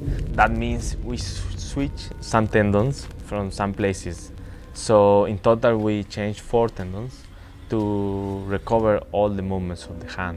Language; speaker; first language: English; non-native, fluent; Spanish